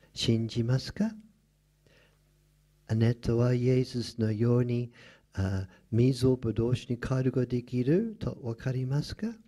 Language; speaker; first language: Japanese; non-native, fluent; English